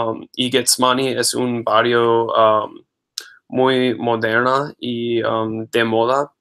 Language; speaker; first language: Spanish; non-native, learner; English